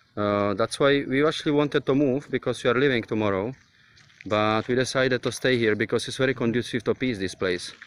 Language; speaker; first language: English; non-native, fluent; Czech